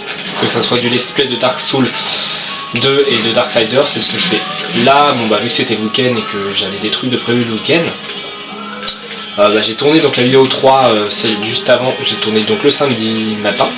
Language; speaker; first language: French; native; French